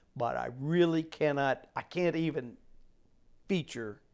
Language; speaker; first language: English; native; English